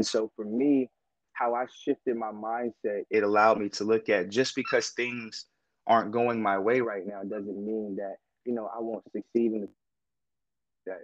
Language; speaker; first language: English; native; English